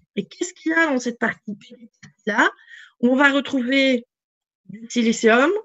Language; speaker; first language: French; native; French